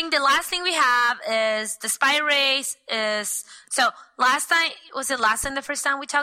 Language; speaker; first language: English; non-native, fluent; Spanish